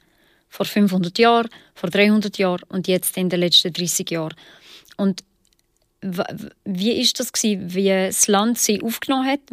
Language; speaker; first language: German; early bilingual, other home language; Albanian